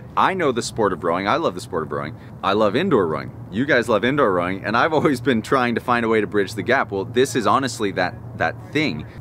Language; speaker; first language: English; native; English